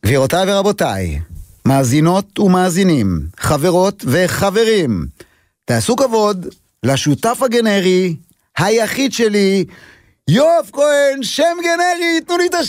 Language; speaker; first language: Hebrew; native; Hebrew